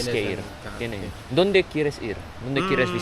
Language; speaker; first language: Spanish; non-native, fluent; Indonesian